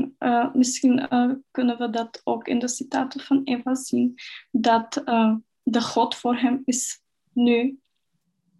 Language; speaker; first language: Dutch; non-native, fluent; Czech